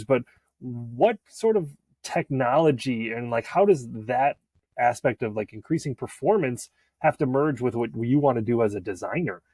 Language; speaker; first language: English; native; English